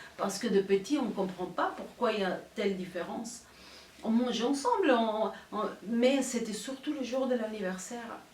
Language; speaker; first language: French; non-native, fluent; Spanish